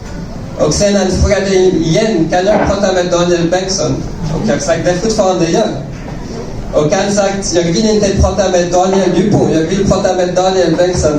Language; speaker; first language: Swedish; non-native, learner; French